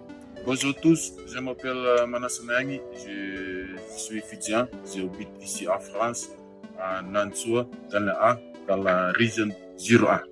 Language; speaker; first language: French; non-native, local second language; Fijian